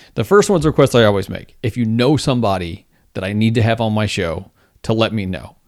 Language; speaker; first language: English; native; English